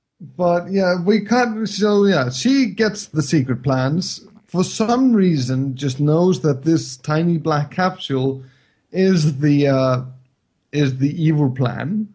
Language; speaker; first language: English; non-native, fluent; Icelandic